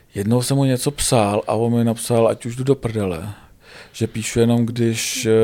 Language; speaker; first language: Czech; native; Czech